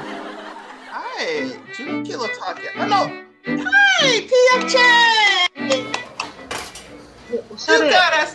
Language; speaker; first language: Japanese; non-native, learner; English